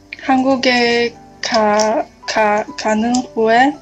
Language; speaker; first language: Korean; non-native, learner; Chinese